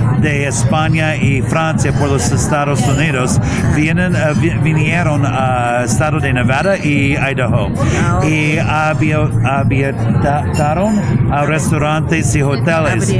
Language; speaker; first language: Spanish; non-native, learner; English